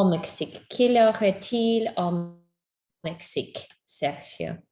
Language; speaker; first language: French; non-native, learner; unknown